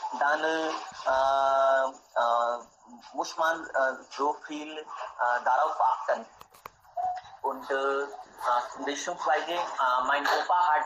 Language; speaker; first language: German; non-native, learner; Hindi